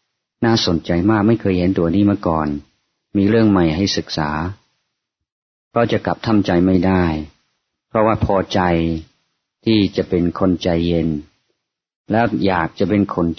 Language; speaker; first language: Thai; non-native, fluent; English